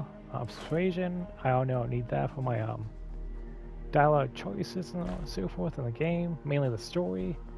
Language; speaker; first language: English; native; English